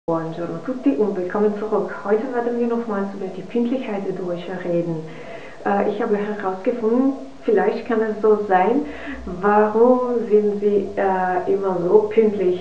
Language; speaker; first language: German; non-native, learner; Italian